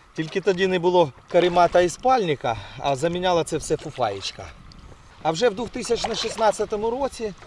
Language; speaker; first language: Ukrainian; native; Ukrainian